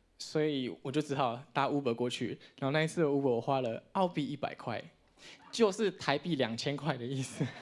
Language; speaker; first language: Chinese; native; Chinese